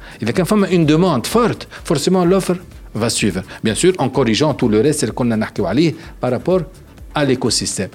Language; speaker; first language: French; non-native, local second language; Arabic